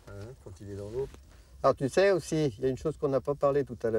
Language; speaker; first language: French; native; French